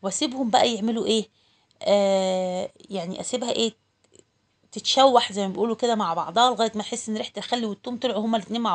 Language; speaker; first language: Arabic; native; Arabic